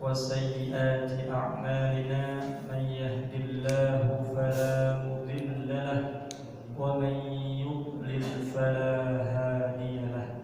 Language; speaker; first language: Arabic; non-native, fluent; Indonesian